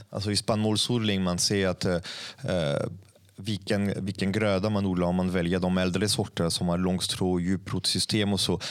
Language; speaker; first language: Swedish; non-native, fluent; French